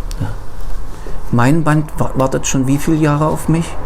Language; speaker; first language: German; non-native, fluent; Russian